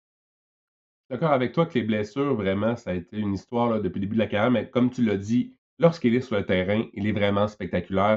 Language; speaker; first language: French; native; French